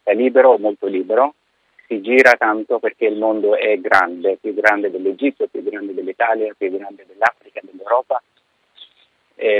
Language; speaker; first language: Italian; non-native, fluent; Arabic